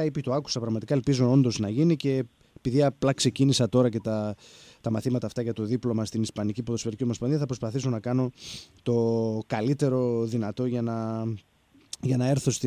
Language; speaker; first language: Greek; native; Greek